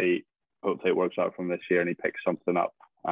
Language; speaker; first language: English; native; English